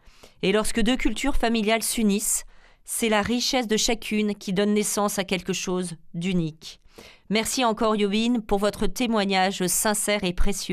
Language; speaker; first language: French; native; French